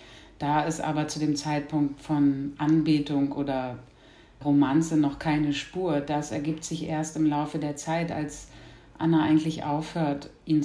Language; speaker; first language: German; native; German